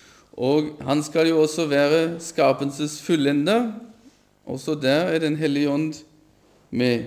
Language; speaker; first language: Norwegian; non-native, fluent; German